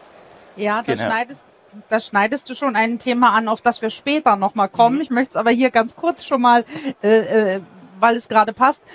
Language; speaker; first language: German; native; German